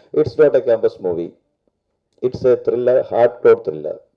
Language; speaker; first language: English; non-native, local second language; Malayalam